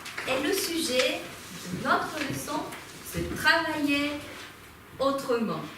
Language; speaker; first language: French; non-native, fluent; Ukrainian